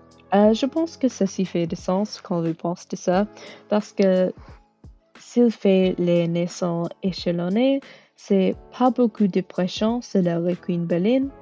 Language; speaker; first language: French; non-native, learner; English